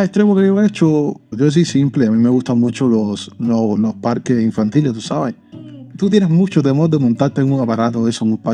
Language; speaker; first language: Spanish; native; Spanish